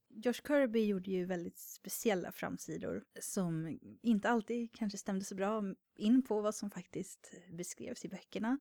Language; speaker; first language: Swedish; native; Swedish